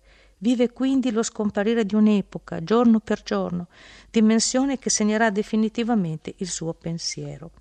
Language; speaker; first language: Italian; native; Italian